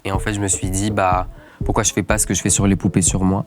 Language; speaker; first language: French; native; French